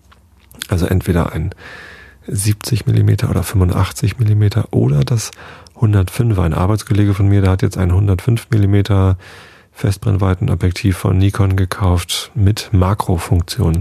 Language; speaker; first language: German; native; German